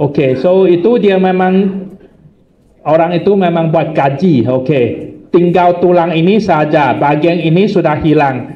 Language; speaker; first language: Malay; non-native, local second language; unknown